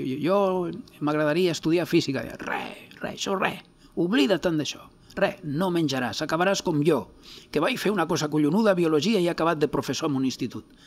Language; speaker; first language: Catalan; non-native, local second language; Spanish